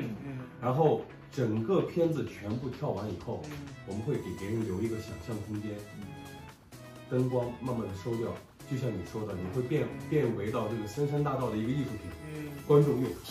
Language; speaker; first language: Chinese; native; Chinese